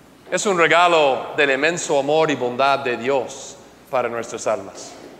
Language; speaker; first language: Spanish; non-native, fluent; English